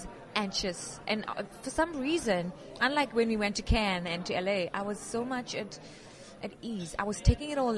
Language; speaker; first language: English; non-native, local second language; Venda